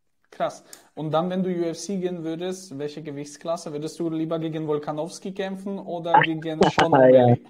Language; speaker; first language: German; native; German